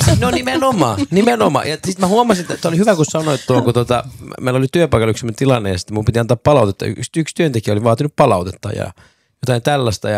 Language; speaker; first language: Finnish; early bilingual, other home language; Persian